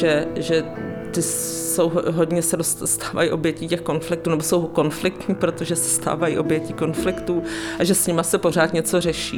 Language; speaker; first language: Czech; native; Czech